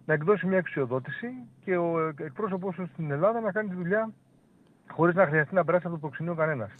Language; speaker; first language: Greek; native; Greek